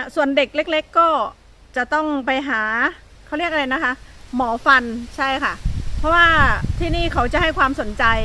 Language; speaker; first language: Thai; native; Thai